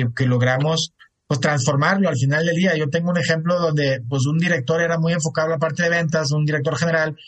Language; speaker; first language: Spanish; non-native, fluent; German